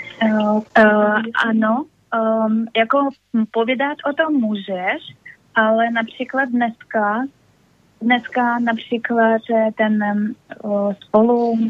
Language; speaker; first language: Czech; non-native, learner; Russian